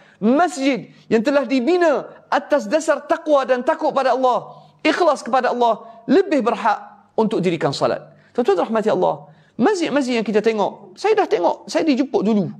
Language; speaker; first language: Malay; native; Malay